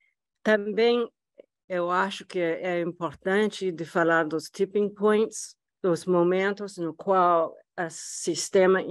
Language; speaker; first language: Portuguese; non-native, fluent; English